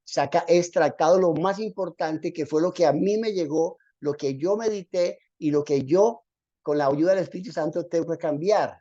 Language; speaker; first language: Spanish; native; Spanish